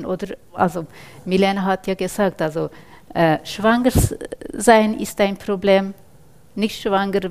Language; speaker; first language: German; non-native, fluent; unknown